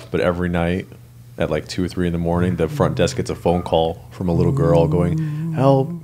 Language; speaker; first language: English; native; English